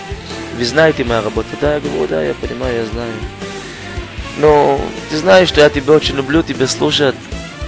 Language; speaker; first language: Russian; non-native, learner; Hebrew